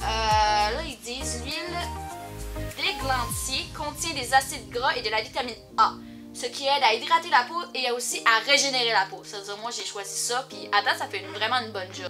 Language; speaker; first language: French; native; French